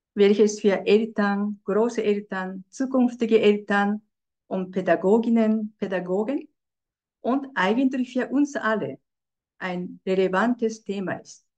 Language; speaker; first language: German; non-native, fluent; Japanese